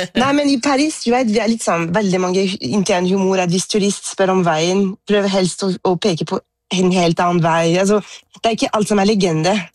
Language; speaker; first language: Norwegian; non-native, fluent; French